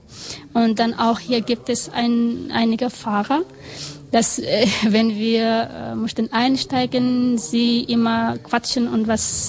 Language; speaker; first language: German; non-native, learner; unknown